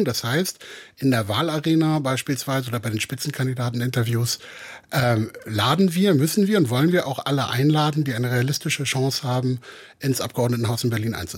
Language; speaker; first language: German; native; German